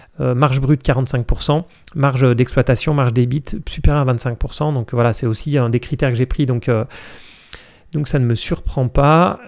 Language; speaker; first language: French; native; French